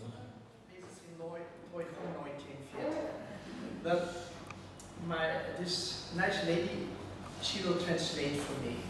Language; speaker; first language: English; non-native, fluent; Dutch